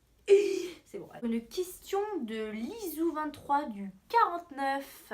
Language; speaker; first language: French; native; French